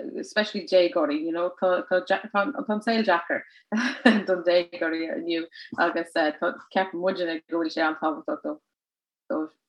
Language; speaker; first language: Irish; non-native, local second language; English